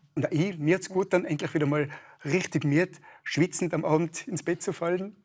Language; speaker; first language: German; native; German